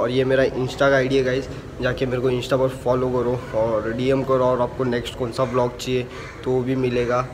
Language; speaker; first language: Hindi; non-native, local second language; Marathi